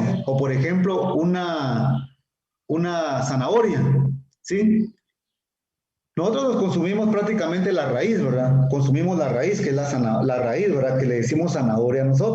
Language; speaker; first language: Spanish; native; Spanish